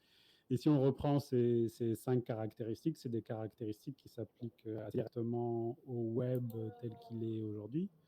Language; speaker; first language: French; native; French